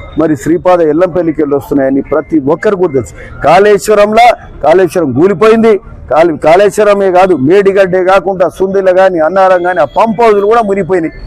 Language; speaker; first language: Telugu; native; Telugu